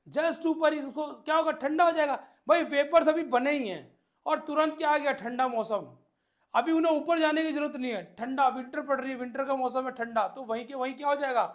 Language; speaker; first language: Hindi; native; Hindi